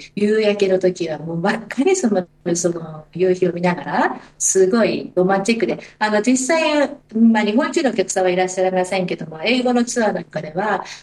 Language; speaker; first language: Japanese; native; Japanese